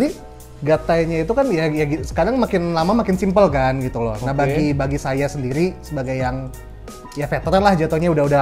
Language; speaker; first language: Indonesian; native; Indonesian